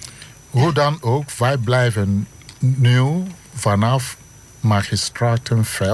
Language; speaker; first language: Dutch; non-native, fluent; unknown